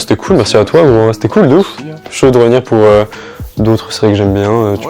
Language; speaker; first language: French; native; French